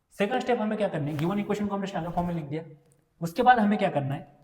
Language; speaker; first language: Hindi; non-native, local second language; Marathi